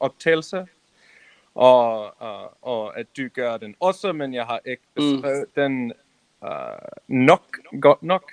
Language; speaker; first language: Danish; non-native, learner; English